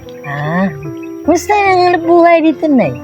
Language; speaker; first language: Filipino; non-native, local second language; Cebuano